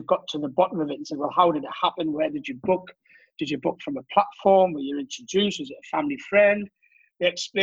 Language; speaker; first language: English; native; English